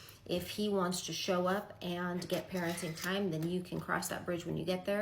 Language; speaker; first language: English; native; English